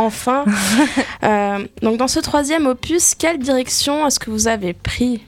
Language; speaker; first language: French; native; French